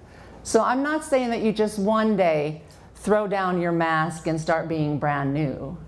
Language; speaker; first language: English; native; English